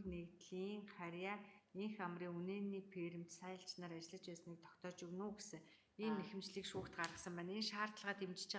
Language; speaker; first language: Mongolian; native; Mongolian